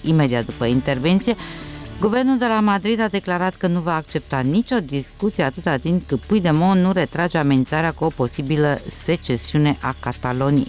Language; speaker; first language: Romanian; native; Romanian